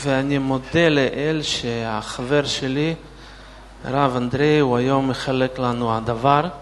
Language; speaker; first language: Hebrew; non-native, fluent; Russian